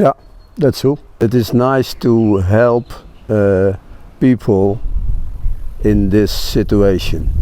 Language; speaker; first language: English; non-native, learner; Dutch